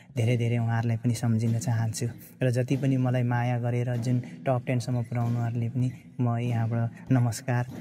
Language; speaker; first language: Nepali; non-native, local second language; Limbu